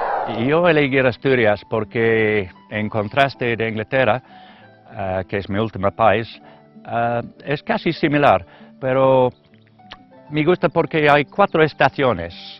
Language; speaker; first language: Spanish; non-native, learner; English